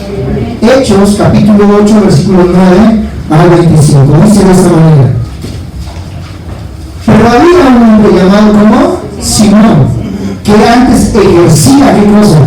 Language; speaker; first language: Spanish; native; Spanish